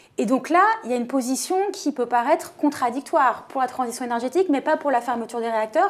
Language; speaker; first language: French; native; French